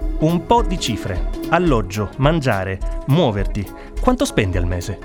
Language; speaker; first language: Italian; native; Italian